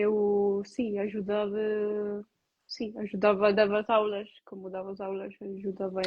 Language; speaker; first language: Portuguese; non-native, learner; Italian